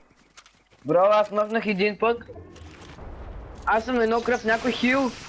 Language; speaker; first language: Bulgarian; native; Bulgarian